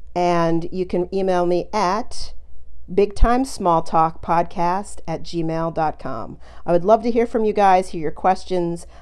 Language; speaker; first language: English; native; English